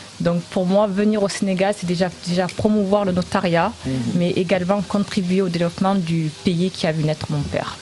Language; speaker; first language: French; early bilingual, other home language; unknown